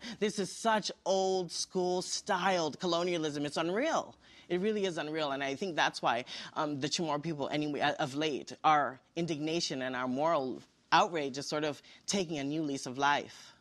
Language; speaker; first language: English; native; English